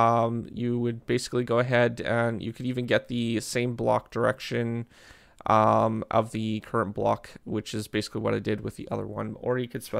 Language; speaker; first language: English; native; English